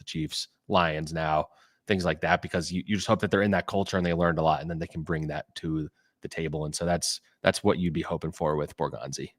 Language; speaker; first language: English; native; English